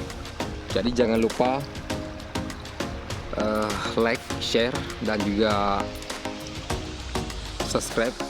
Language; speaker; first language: Indonesian; non-native, local second language; Achinese